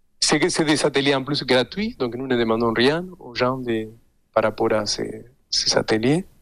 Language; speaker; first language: French; non-native, fluent; Spanish